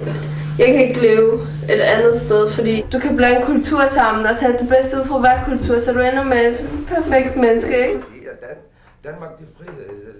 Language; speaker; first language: Danish; early bilingual, other home language; Arabic